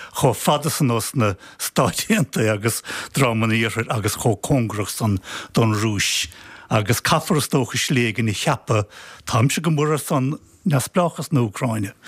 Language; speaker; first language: Irish; native; Irish